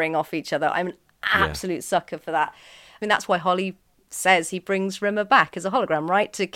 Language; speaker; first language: English; native; English